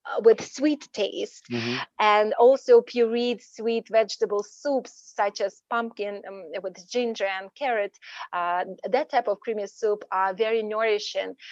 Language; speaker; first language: English; non-native, fluent; Ukrainian